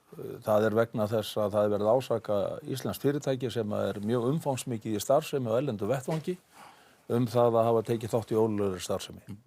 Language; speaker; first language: Icelandic; native; Icelandic